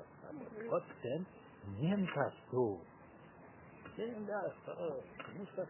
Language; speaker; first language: German; non-native, fluent; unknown